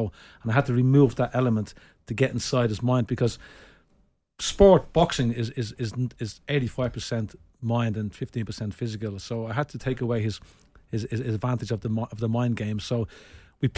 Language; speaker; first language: English; native; English